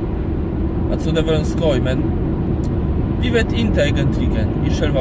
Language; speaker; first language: Swedish; non-native, fluent; Polish